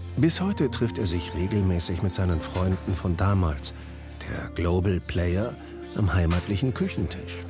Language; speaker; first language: German; native; German